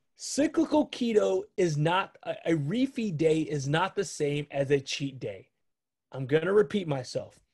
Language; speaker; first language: English; native; English